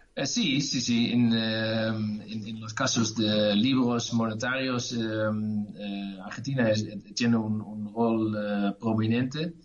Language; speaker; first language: Spanish; non-native, learner; Dutch